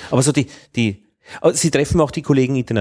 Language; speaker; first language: German; native; German